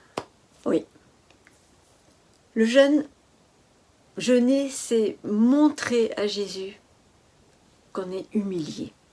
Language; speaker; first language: French; native; French